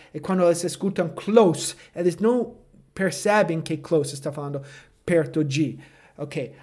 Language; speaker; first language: Portuguese; non-native, fluent; English